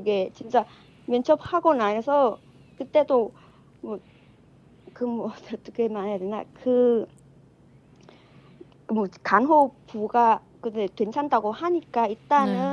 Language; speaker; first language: Korean; non-native, fluent; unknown